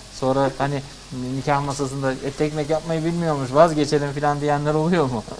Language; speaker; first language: Turkish; native; Turkish